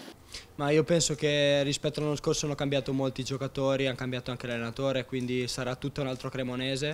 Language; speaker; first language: Italian; native; Italian